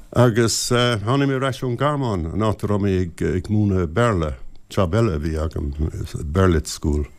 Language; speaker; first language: Irish; non-native, local second language; English